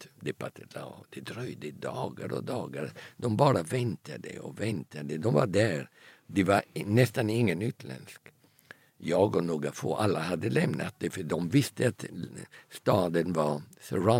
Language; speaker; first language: Swedish; early bilingual, heritage; Italian